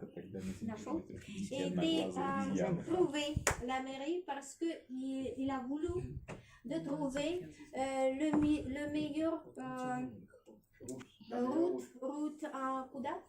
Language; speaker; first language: French; non-native, learner; Russian